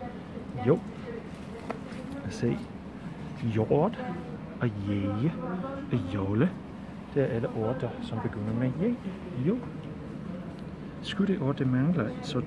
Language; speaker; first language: Danish; non-native, fluent; English